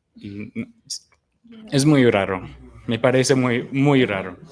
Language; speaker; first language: Spanish; non-native, fluent; English